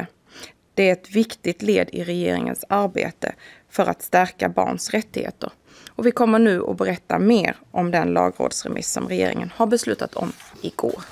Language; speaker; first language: Swedish; native; Swedish